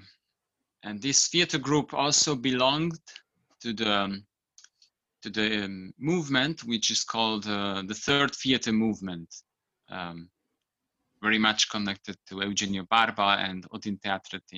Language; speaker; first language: English; non-native, fluent; Hungarian